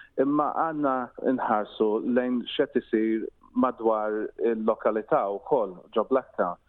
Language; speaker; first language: Maltese; early bilingual, heritage; Maltese